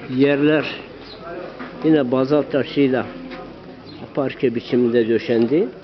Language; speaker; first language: Turkish; non-native, local second language; Zaza